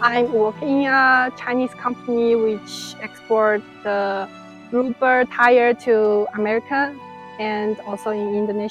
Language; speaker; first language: English; non-native, learner; Chinese